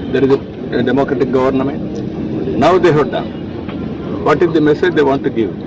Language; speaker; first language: English; non-native, local second language; Telugu